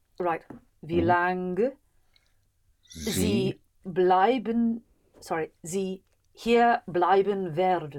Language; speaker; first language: German; non-native, learner; English